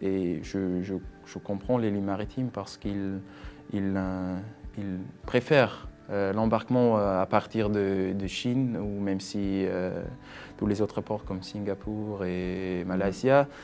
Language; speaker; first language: French; non-native, fluent; Swiss German